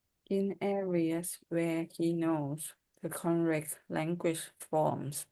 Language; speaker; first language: English; non-native, learner; Thai